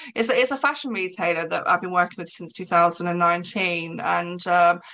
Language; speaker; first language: English; native; English